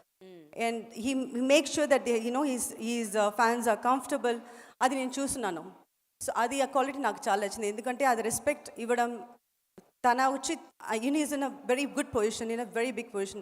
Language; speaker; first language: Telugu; non-native, learner; Tamil